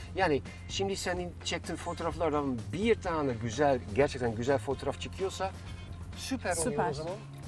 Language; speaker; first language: Turkish; non-native, fluent; Dutch